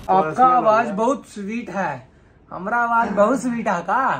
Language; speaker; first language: Hindi; native; Hindi